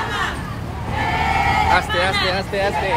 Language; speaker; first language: Spanish; native; Spanish